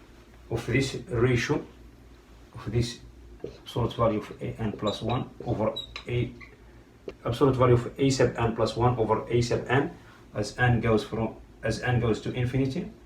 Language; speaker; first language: English; non-native, fluent; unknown